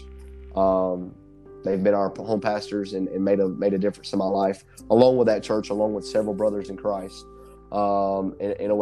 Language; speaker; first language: English; native; English